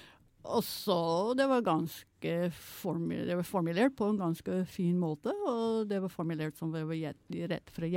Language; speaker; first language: Norwegian; non-native, fluent; English